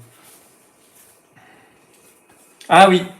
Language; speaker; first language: French; native; French